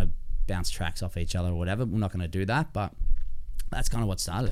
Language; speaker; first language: English; native; English